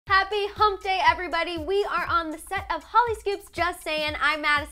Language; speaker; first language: English; native; English